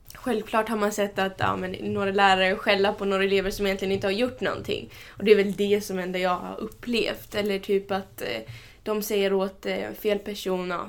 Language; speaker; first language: Swedish; early bilingual, other home language; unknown